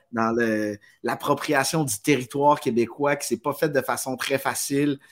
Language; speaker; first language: French; native; French